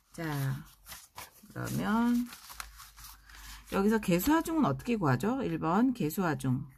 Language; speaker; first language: Korean; native; Korean